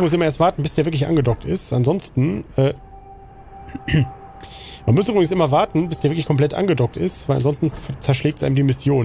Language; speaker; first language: German; native; German